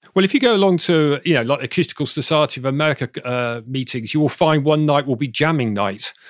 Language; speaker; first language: English; native; English